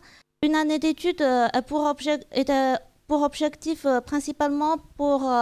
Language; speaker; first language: French; non-native, fluent; Chinese